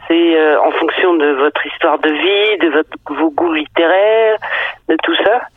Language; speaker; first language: French; early bilingual, other home language; Danish